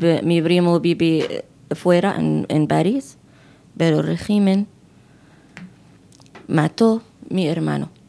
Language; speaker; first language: Spanish; non-native, fluent; Arabic